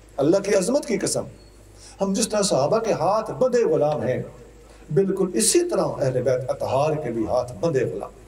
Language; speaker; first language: Urdu; non-native, local second language; Punjabi